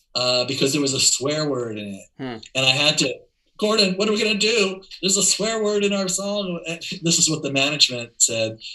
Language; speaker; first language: English; native; English